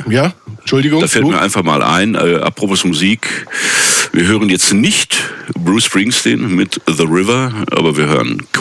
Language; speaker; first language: German; native; German